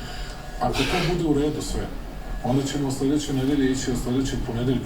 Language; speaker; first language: Bosnian; native; Bosnian